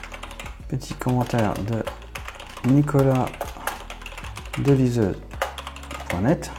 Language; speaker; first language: French; native; French